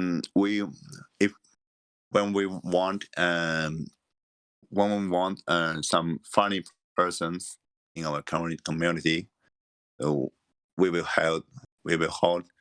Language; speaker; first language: English; non-native, learner; Japanese